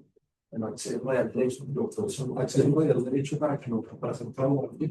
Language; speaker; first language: Spanish; native; Spanish